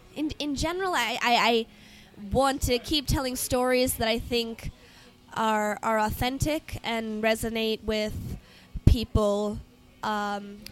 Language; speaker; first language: English; native; English